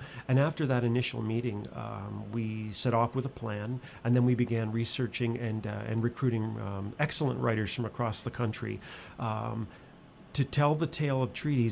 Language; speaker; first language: English; native; English